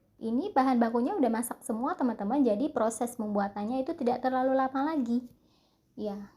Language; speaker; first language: Indonesian; non-native, local second language; Achinese